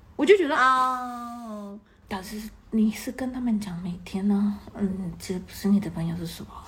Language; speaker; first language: Chinese; non-native, fluent; Spanish